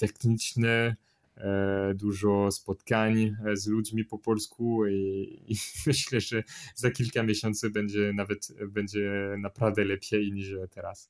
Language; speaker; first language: Polish; non-native, learner; French